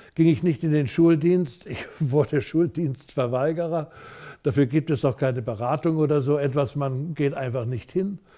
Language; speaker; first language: German; native; German